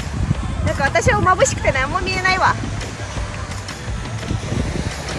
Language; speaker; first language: Japanese; non-native, fluent; German